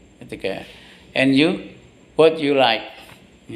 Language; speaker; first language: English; non-native, learner; Indonesian